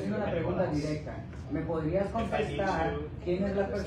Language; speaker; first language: Spanish; native; Spanish